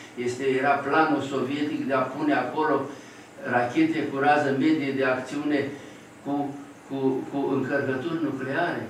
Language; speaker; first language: Romanian; native; Romanian